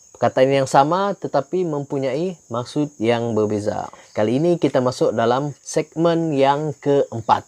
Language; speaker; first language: Malay; non-native, local second language; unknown